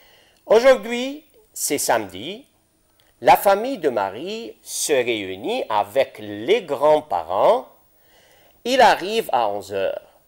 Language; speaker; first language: French; non-native, fluent; Arabic